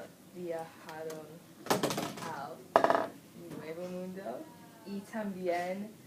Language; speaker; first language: Spanish; non-native, learner; English